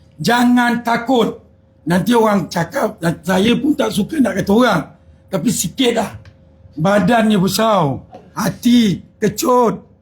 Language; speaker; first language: Malay; native; Malay